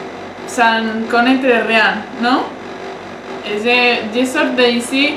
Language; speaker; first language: French; non-native, learner; Spanish